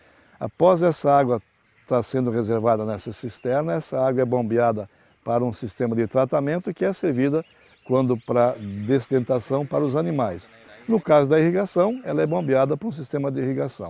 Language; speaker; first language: Portuguese; native; Portuguese